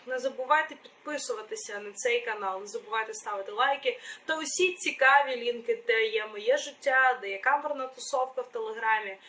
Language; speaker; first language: Ukrainian; non-native, local second language; Russian